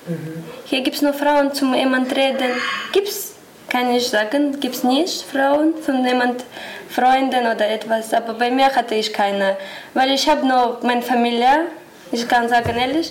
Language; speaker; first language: German; non-native, learner; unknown